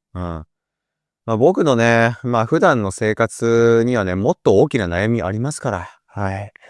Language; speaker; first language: Japanese; native; Japanese